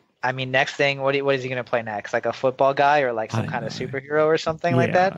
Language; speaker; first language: English; native; English